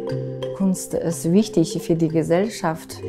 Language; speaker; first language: German; non-native, fluent; Chinese